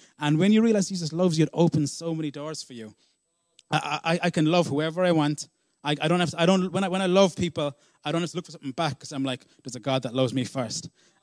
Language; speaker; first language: English; native; English